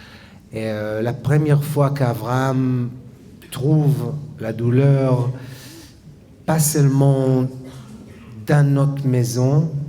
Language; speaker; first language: French; non-native, fluent; Hebrew